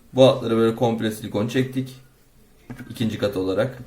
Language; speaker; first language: Turkish; native; Turkish